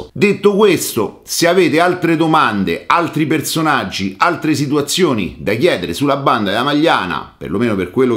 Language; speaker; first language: Italian; native; Italian